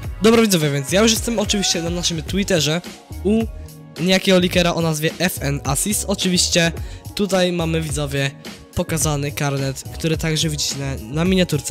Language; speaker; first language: Polish; native; Polish